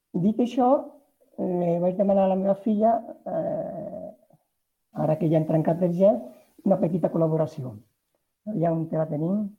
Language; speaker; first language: Catalan; non-native, local second language; Spanish